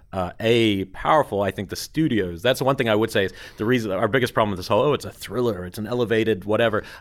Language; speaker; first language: English; native; English